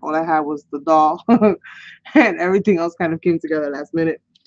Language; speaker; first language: English; early bilingual, other home language; Spanish